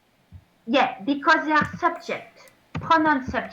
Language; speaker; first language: English; non-native, fluent; French